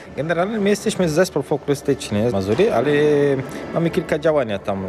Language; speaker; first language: Polish; early bilingual, heritage; Portuguese